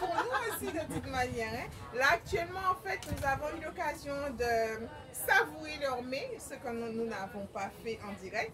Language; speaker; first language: French; native; French